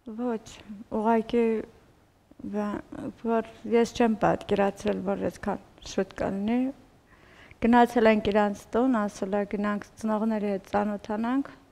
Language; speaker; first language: Armenian; native; Armenian